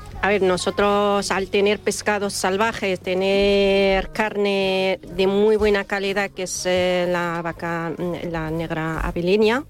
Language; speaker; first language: Spanish; non-native, fluent; German